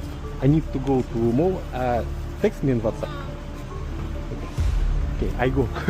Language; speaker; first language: English; non-native, learner; Russian